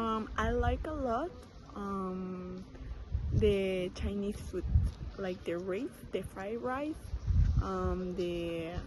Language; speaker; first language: English; non-native, learner; Spanish